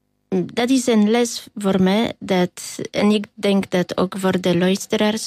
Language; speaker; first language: Dutch; non-native, fluent; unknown